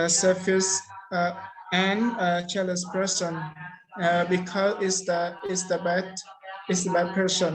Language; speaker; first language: English; non-native, learner; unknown